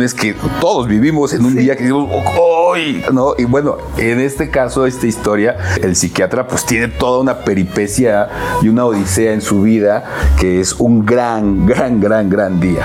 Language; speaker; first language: Spanish; native; Spanish